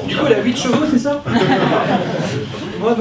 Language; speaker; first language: French; native; French